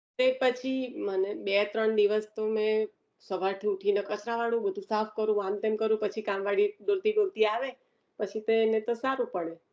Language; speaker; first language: Gujarati; early bilingual, heritage; Gujarati